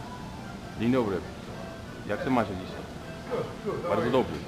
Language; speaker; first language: Polish; non-native, learner; English